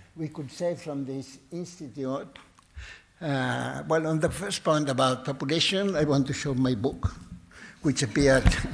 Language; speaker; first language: English; non-native, fluent; Catalan